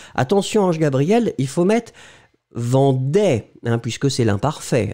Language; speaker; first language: French; native; French